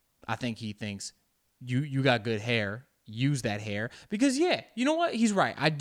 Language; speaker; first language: English; early bilingual, other home language; Spanish